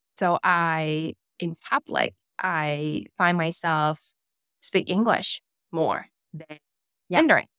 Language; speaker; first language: English; non-native, fluent; Chinese